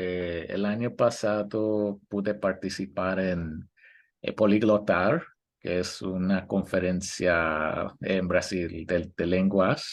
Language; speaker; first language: Spanish; early bilingual, heritage; Spanish